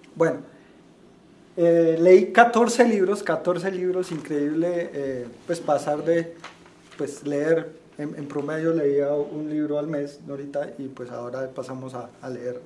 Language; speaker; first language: Spanish; native; Spanish